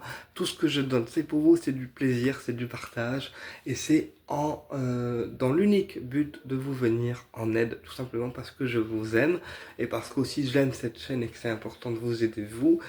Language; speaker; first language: French; native; French